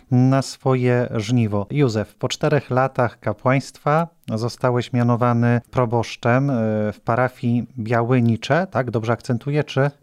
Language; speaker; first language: Polish; native; Polish